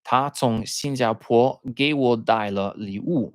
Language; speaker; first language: Chinese; non-native, learner; English